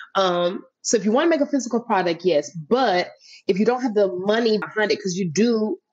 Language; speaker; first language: English; native; English